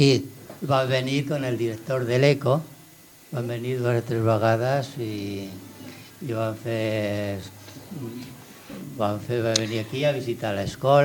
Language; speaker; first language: Catalan; non-native, local second language; Spanish